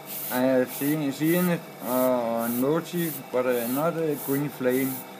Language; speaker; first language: English; non-native, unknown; Danish